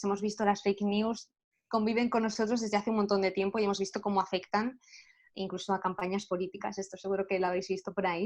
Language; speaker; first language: Spanish; native; Spanish